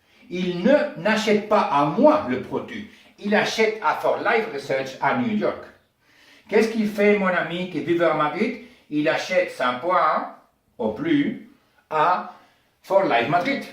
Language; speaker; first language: French; non-native, learner; Spanish